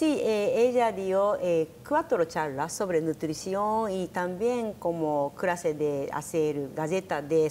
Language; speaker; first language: Spanish; non-native, learner; Japanese